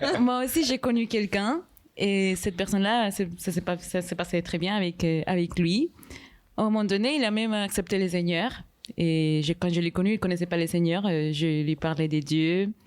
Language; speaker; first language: French; non-native, fluent; Spanish